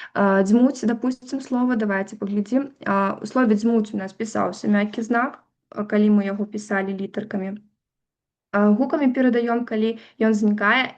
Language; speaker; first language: Belarusian; native; Belarusian